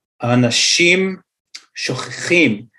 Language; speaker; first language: Hebrew; non-native, fluent; English